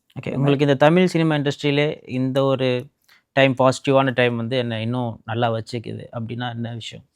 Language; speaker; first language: Tamil; native; Tamil